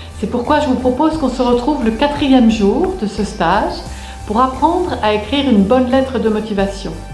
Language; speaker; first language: French; native; French